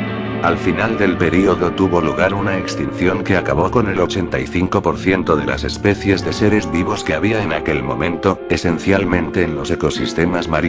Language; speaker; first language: Spanish; native; Spanish